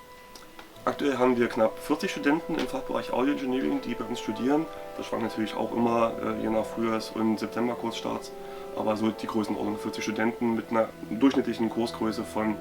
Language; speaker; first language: German; native; German